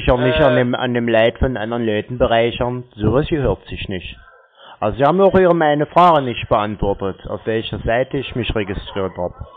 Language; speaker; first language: German; native; German